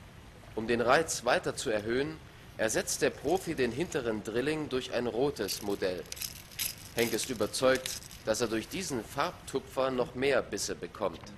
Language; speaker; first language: German; native; German